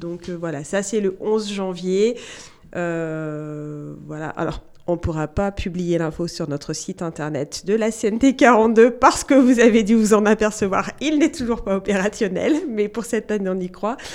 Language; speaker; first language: French; native; French